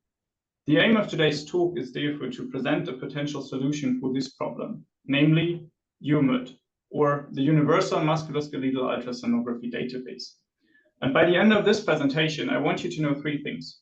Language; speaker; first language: English; non-native, fluent; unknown